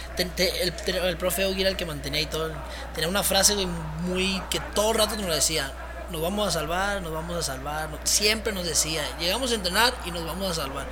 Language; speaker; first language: Spanish; early bilingual, heritage; Spanish